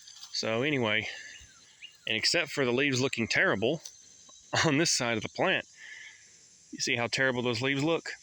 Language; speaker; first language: English; native; English